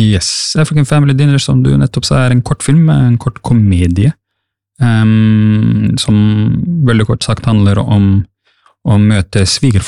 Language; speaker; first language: Norwegian; early bilingual, other home language; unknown